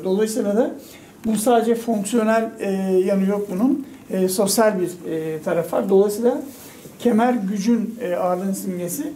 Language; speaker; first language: Turkish; native; Turkish